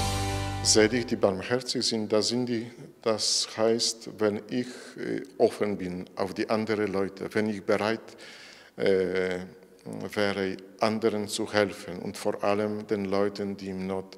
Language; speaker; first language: German; non-native, fluent; Polish